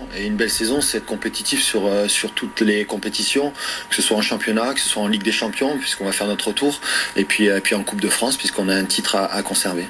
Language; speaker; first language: French; native; French